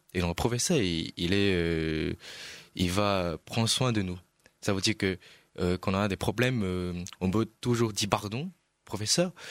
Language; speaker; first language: French; non-native, learner; Chinese